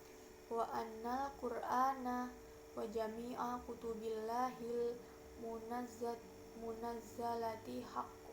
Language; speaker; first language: Arabic; non-native, learner; Indonesian